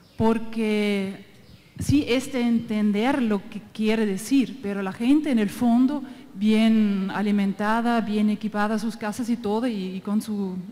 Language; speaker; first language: Spanish; non-native, fluent; German